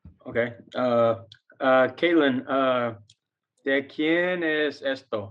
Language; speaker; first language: Spanish; non-native, learner; English